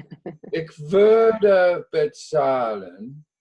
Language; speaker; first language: German; non-native, fluent; English